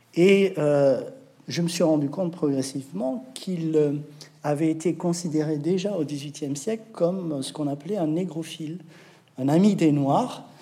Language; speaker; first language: French; native; French